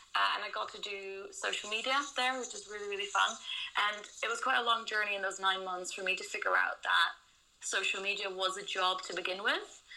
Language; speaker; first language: English; non-native, fluent; Dutch